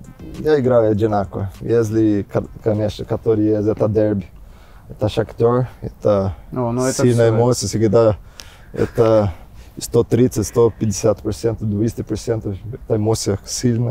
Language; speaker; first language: Russian; non-native, learner; Portuguese